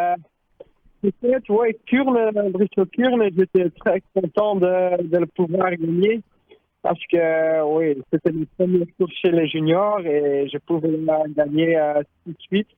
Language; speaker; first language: French; non-native, local second language; Dutch